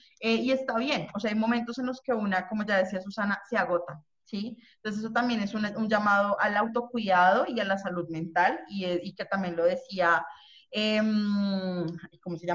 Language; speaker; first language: Spanish; native; Spanish